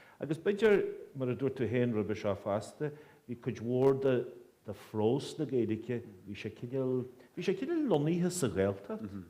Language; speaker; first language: Irish; native; Irish